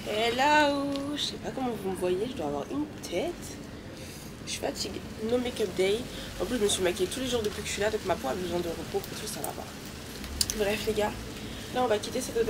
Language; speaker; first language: French; native; French